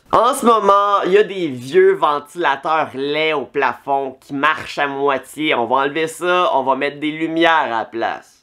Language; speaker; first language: French; native; French